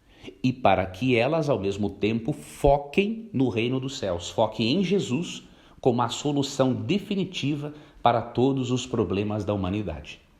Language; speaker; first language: Portuguese; native; Portuguese